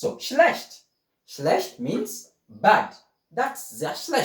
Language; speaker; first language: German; non-native, fluent; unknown